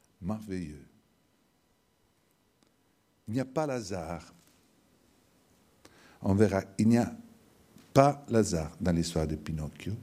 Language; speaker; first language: French; non-native, fluent; Italian